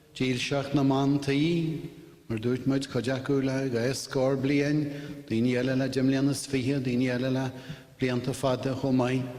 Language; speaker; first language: Irish; native; Irish